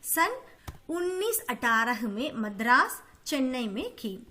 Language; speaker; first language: Hindi; non-native, local second language; Tamil